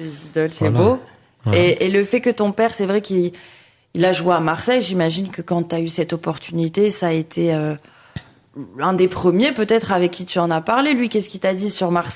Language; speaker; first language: French; native; French